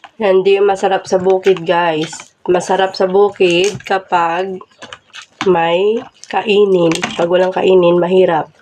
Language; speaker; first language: Filipino; non-native, local second language; Hiligaynon